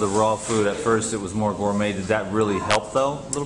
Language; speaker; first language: English; native; English